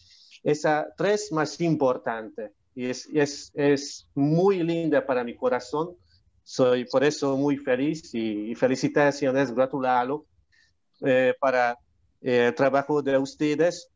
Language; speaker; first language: Spanish; non-native, learner; Hungarian